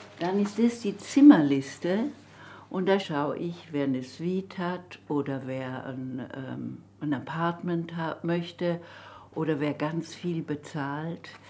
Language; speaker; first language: German; native; German